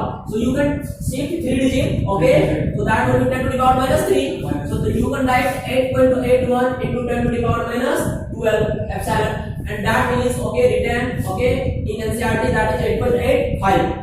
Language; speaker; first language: English; non-native, local second language; Hindi